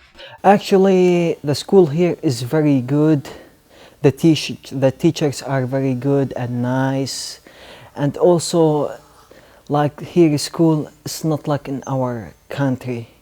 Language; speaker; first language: English; non-native, learner; Arabic